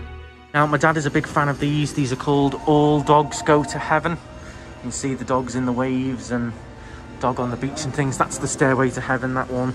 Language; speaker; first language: English; native; English